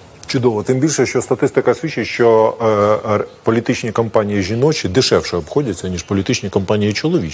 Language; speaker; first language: Ukrainian; native; Ukrainian